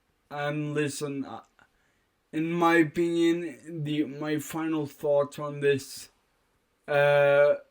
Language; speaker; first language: English; native; English